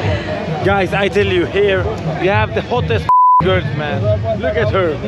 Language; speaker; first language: English; non-native, fluent; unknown